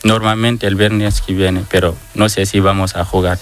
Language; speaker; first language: Spanish; non-native, learner; Portuguese